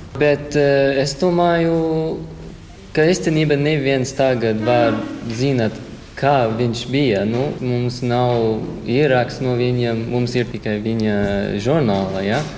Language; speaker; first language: Latvian; non-native, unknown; English